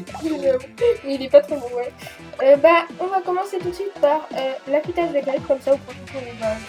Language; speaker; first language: French; native; French